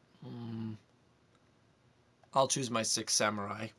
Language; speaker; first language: English; native; English